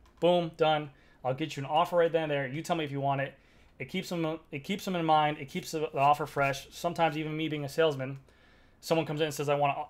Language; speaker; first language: English; native; English